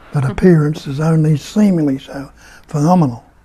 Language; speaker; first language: English; native; English